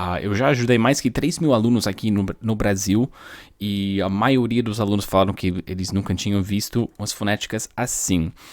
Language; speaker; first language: Portuguese; non-native, fluent; English